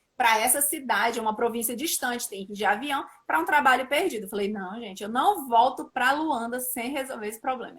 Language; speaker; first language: Portuguese; native; Portuguese